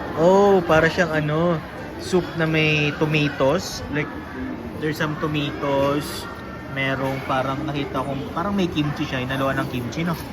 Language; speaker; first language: Filipino; native; Filipino